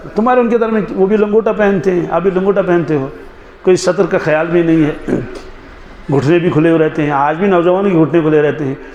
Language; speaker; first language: Urdu; non-native, local second language; Kashmiri